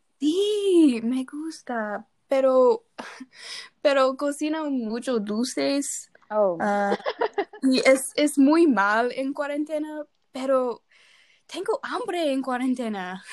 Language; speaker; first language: Spanish; non-native, learner; English